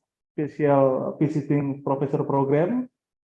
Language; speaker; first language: English; non-native, fluent; Indonesian